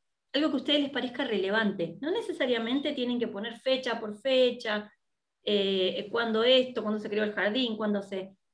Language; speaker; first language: Spanish; native; Spanish